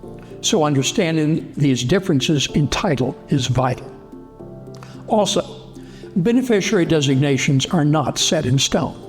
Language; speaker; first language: English; native; English